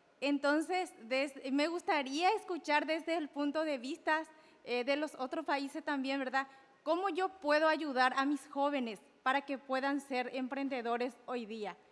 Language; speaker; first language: Spanish; native; Spanish